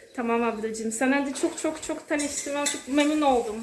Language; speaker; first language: Turkish; non-native, learner; Kinyarwanda